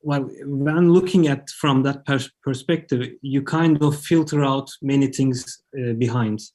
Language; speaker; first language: English; non-native, fluent; Turkish